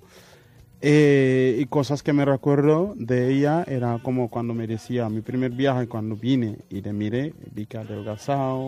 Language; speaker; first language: Spanish; non-native, fluent; Wolof